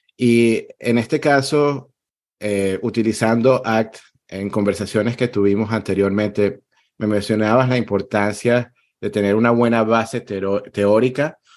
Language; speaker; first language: Spanish; native; Spanish